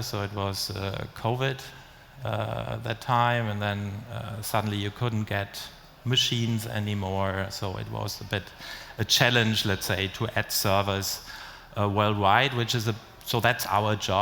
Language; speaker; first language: English; non-native, fluent; German